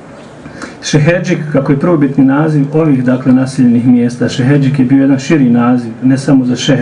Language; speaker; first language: Croatian; native; Croatian